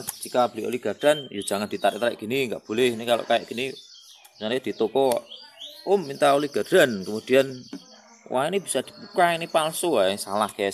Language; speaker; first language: Indonesian; native; Indonesian